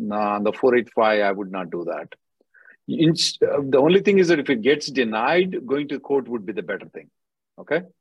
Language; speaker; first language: English; non-native, local second language; Telugu